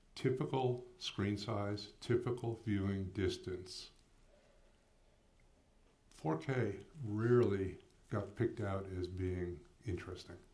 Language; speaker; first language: English; native; English